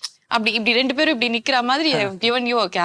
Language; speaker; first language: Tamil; native; Tamil